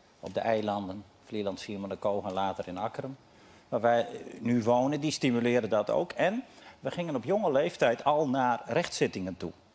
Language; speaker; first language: Dutch; native; Dutch